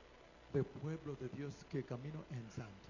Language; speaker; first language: Spanish; non-native, learner; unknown